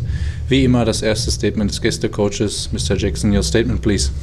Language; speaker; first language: German; native; German